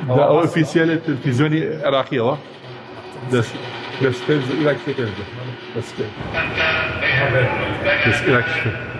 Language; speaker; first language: German; non-native, learner; Kurdish